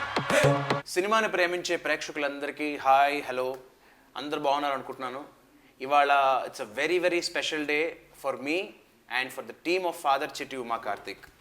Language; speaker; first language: Telugu; native; Telugu